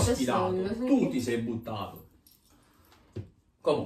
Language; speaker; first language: Italian; native; Italian